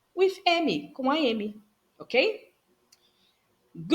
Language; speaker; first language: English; non-native, fluent; Portuguese